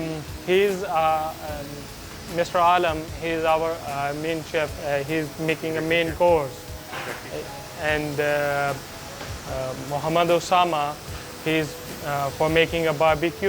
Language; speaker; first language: English; non-native, learner; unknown